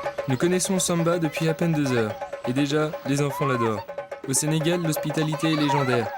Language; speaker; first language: French; native; French